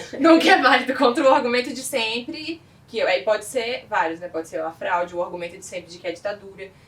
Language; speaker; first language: Portuguese; native; Portuguese